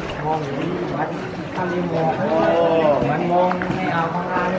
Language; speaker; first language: Thai; native; Thai